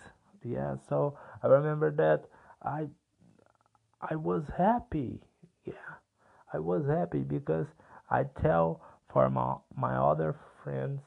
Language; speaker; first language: English; non-native, learner; Portuguese